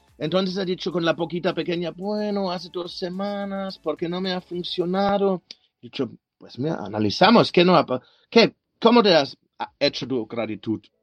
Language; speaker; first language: Spanish; non-native, fluent; German